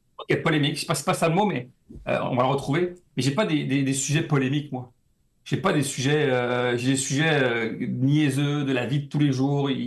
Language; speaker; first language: French; native; French